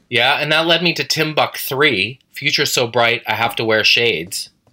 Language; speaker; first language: English; native; English